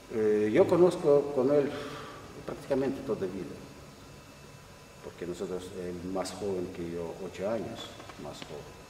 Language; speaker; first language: Spanish; non-native, learner; Russian